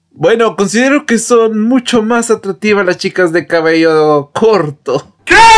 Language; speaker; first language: Spanish; native; Spanish